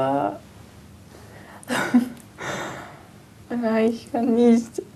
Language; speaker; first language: German; non-native, learner; Portuguese